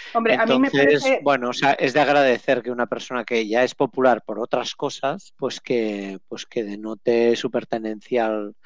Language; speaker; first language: Spanish; native; Spanish